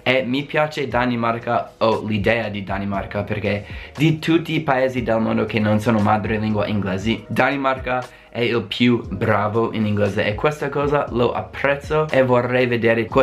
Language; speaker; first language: Italian; non-native, fluent; English